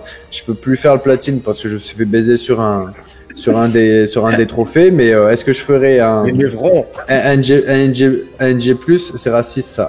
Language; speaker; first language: French; native; French